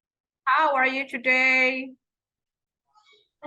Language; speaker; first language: English; non-native, fluent; Indonesian